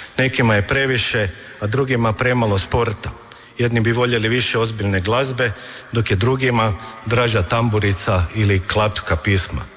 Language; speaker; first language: Croatian; native; Croatian